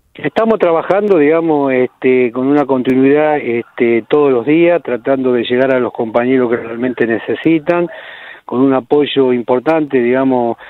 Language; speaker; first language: Spanish; native; Spanish